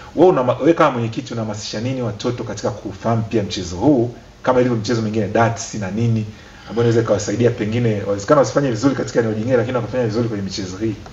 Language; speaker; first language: Swahili; native; Swahili